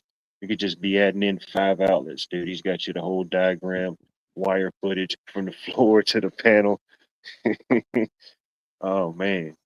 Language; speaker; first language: English; native; English